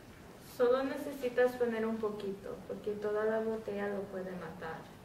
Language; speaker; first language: Spanish; non-native, learner; English